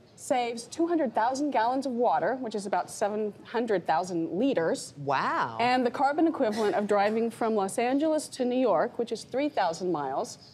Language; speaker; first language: English; native; English